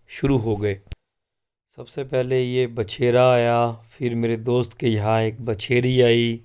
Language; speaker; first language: Hindi; non-native, local second language; Punjabi